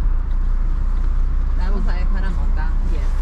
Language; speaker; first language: Spanish; native; Spanish